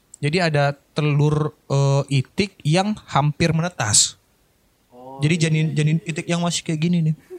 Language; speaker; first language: Indonesian; non-native, local second language; Minangkabau